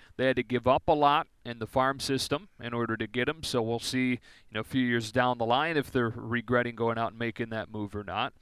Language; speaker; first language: English; native; English